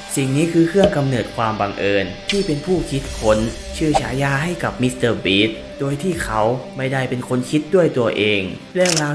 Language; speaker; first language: Thai; native; Thai